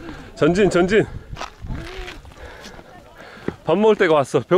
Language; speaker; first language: Korean; native; Korean